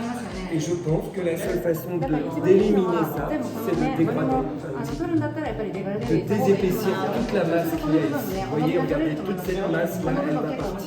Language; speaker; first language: French; native; French